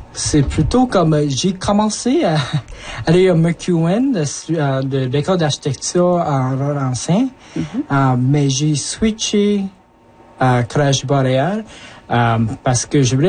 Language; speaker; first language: French; early bilingual, other home language; Japanese